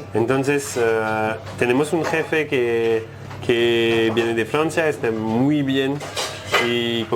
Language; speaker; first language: Spanish; non-native, learner; French